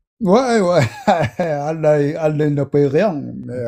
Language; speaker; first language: French; non-native, learner; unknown